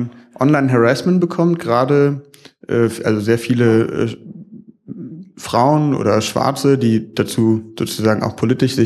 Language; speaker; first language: German; native; German